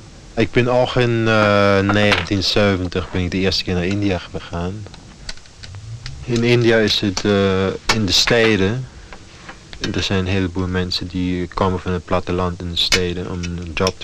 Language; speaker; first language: Dutch; non-native, fluent; German